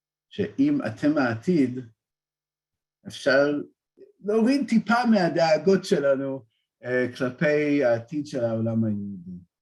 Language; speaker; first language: Hebrew; non-native, fluent; English